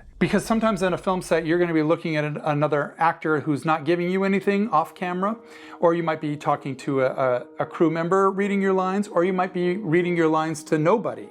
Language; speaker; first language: English; native; English